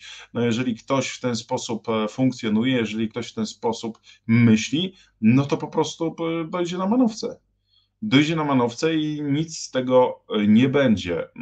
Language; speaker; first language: Polish; native; Polish